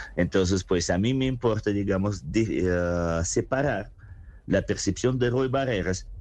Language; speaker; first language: Spanish; non-native, fluent; Russian